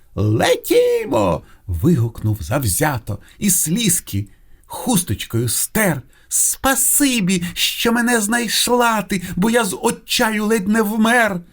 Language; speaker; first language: Ukrainian; non-native, local second language; Russian